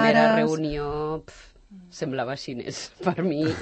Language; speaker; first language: Catalan; non-native, fluent; Portuguese